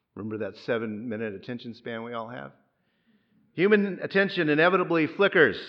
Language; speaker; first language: English; native; English